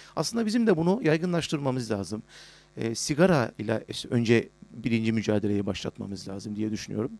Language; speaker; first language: Turkish; native; Turkish